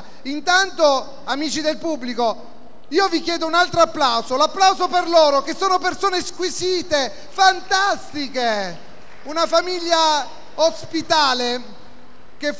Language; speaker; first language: Italian; native; Italian